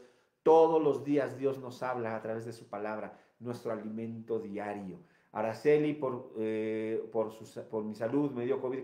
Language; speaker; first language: Spanish; native; Spanish